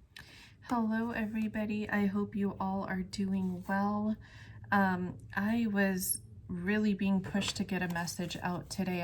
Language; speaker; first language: English; native; English